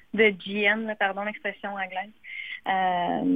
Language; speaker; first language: French; native; French